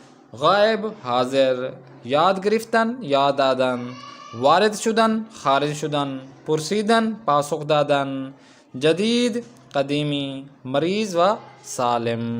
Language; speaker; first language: Persian; non-native, fluent; Urdu